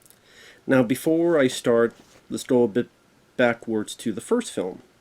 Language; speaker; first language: English; native; English